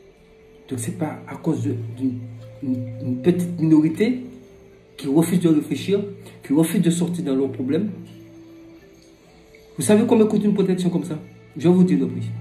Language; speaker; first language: French; non-native, local second language; Fon